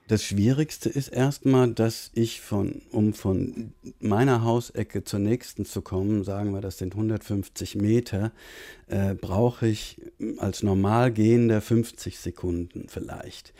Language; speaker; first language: German; native; German